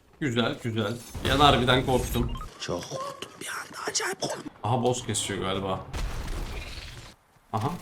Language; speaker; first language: Turkish; native; Turkish